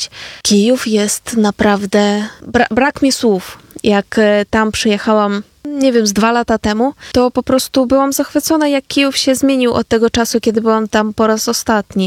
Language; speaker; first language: Polish; non-native, fluent; Ukrainian